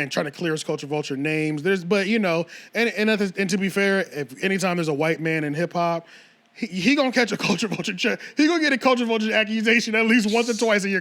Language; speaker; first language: English; native; English